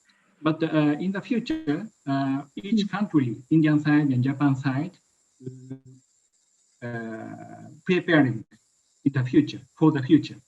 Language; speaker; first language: English; non-native, learner; Japanese